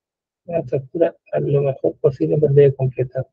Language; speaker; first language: Spanish; native; Spanish